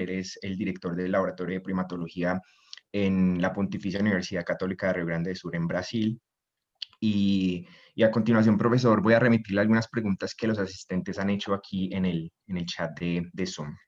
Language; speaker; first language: Spanish; native; Spanish